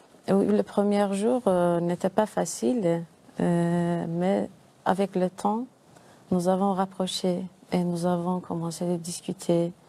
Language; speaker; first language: French; non-native, learner; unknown